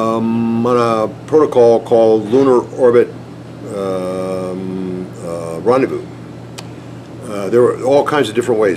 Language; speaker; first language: English; native; English